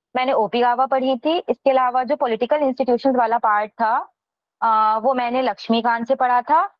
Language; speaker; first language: Hindi; native; Hindi